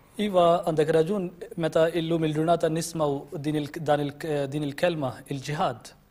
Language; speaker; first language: Maltese; non-native, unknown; Urdu